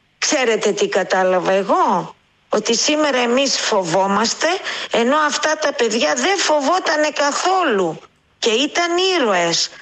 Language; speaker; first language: Greek; native; Greek